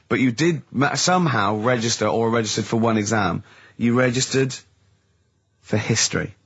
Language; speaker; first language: English; native; English